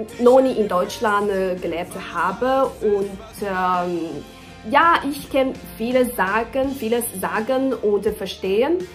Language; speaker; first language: German; non-native, learner; Chinese